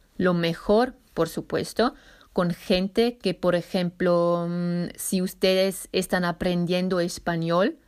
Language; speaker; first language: Spanish; non-native, fluent; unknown